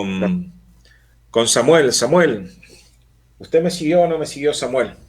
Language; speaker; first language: Spanish; native; Spanish